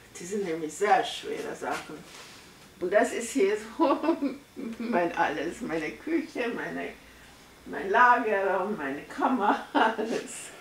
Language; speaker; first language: German; non-native, fluent; Hungarian